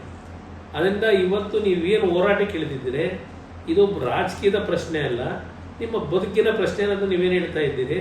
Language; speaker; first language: Kannada; native; Kannada